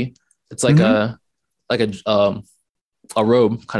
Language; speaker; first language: English; native; English